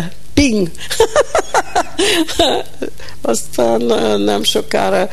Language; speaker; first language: Hungarian; early bilingual, heritage; Hungarian